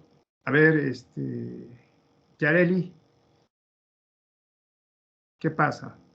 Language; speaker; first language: Spanish; native; Spanish